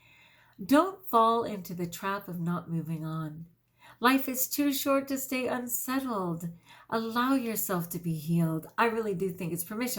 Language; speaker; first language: English; native; English